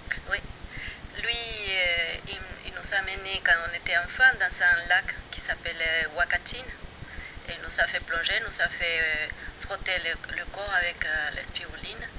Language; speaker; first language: French; non-native, fluent; Spanish